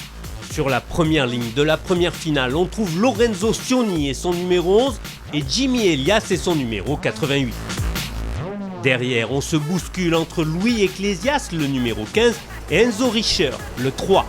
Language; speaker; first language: French; native; French